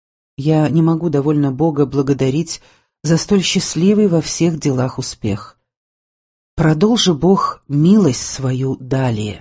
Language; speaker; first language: Russian; native; Russian